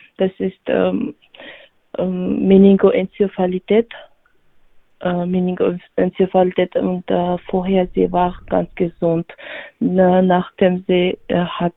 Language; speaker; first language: German; non-native, learner; Georgian